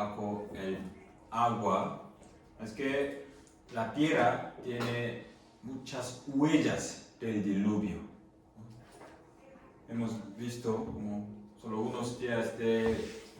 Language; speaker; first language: Spanish; non-native, fluent; Korean